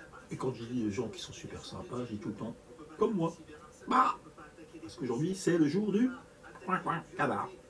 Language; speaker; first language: French; native; French